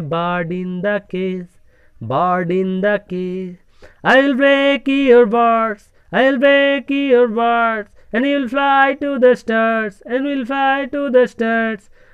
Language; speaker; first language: English; non-native, local second language; Bangla